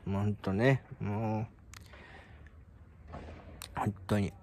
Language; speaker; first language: Japanese; native; Japanese